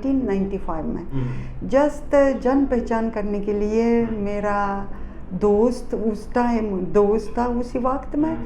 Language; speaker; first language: Hindi; non-native, fluent; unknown